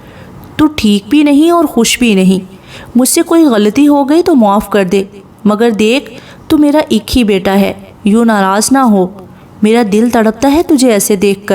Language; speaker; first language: Urdu; native; Urdu